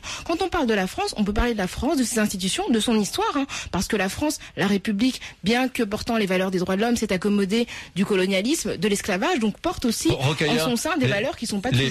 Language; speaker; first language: French; native; French